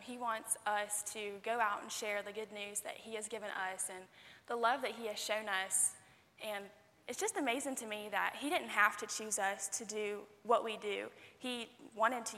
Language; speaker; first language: English; native; English